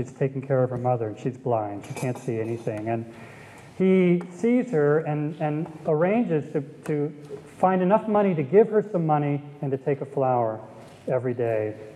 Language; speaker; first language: English; native; English